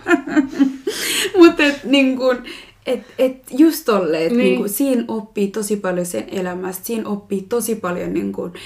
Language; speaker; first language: Finnish; early bilingual, other home language; Kinyarwanda